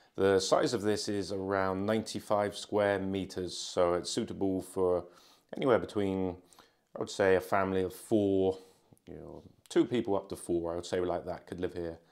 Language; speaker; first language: English; native; English